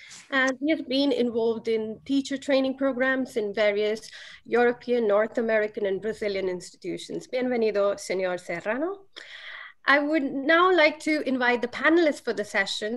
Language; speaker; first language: English; non-native, local second language; Hindi